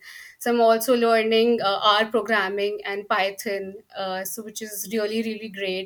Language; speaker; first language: English; non-native, local second language; Hindi